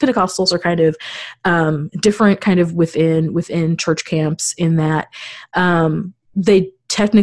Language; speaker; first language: English; native; English